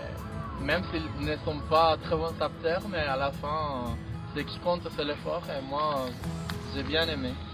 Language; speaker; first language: French; non-native, fluent; Spanish